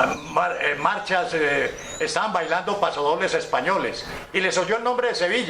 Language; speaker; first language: Spanish; native; Spanish